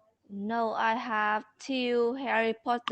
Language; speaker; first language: English; non-native, learner; Vietnamese